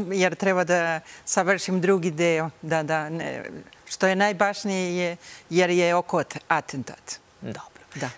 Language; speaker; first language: Bosnian; early bilingual, heritage; Bosnian